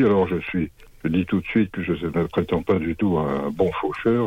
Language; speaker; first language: French; native; French